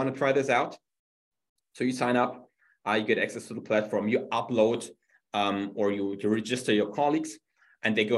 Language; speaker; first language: English; non-native, fluent; German